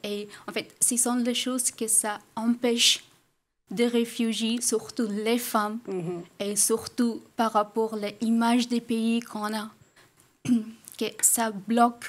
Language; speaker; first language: French; non-native, fluent; Persian